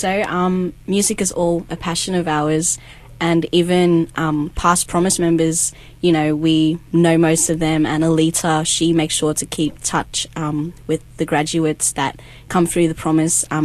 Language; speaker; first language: English; native; English